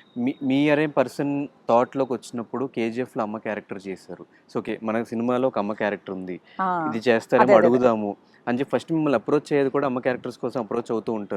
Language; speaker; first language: Telugu; native; Telugu